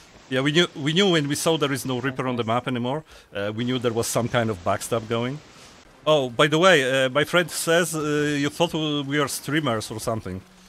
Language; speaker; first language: English; non-native, fluent; Polish